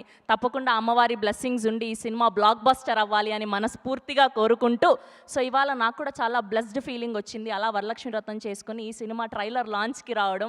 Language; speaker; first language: Telugu; native; Telugu